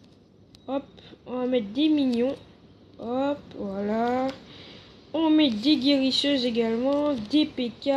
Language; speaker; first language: French; native; French